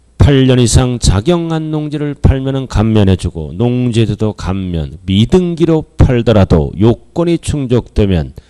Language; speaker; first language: Korean; native; Korean